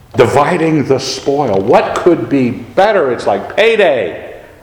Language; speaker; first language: English; native; English